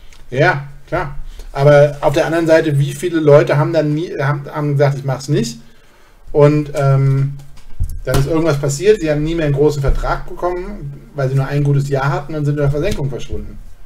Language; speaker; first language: German; native; German